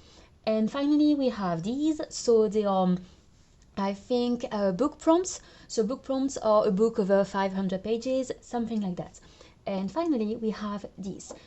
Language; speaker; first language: English; non-native, fluent; French